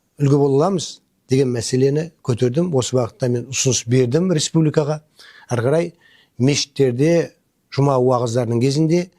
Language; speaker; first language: Kazakh; native; Kazakh